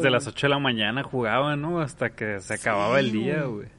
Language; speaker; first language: Spanish; native; Spanish